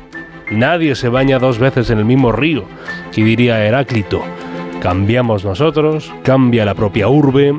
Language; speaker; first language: Spanish; native; Spanish